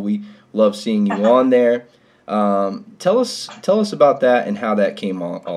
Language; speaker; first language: English; native; English